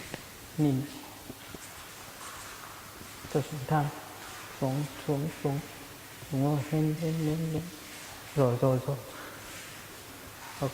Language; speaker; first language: Vietnamese; non-native, learner; Hindi